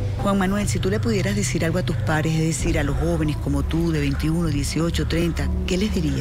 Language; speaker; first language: Spanish; native; Spanish